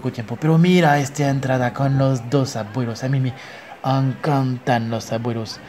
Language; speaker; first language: Spanish; non-native, fluent; French